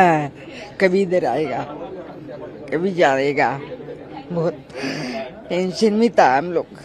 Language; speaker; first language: Hindi; non-native, local second language; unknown